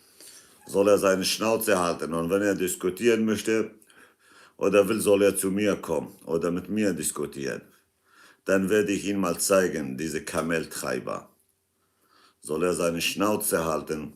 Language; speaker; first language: German; non-native, fluent; Kurdish